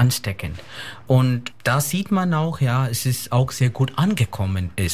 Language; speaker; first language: German; non-native, fluent; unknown